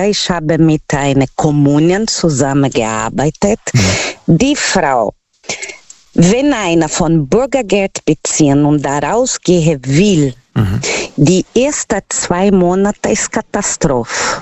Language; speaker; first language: German; non-native, learner; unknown